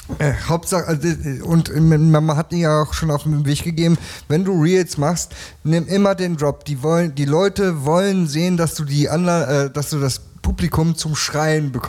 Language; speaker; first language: German; native; German